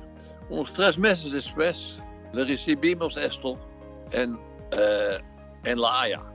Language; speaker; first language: Spanish; non-native, fluent; Dutch